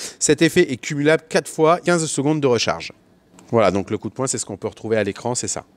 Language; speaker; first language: French; native; French